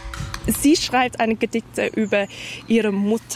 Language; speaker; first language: German; non-native, fluent; English